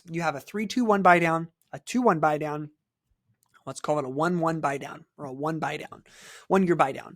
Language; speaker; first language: English; native; English